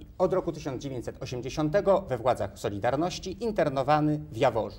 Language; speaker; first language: Polish; native; Polish